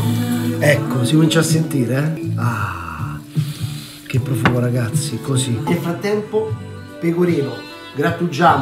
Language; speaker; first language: Italian; native; Italian